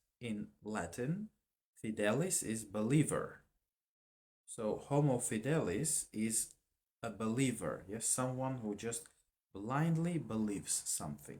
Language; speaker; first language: English; non-native, fluent; Armenian